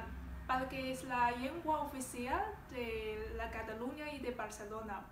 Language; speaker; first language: Catalan; non-native, learner; Chinese